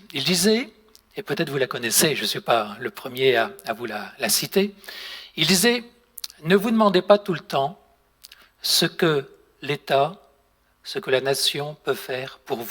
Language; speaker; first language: French; native; French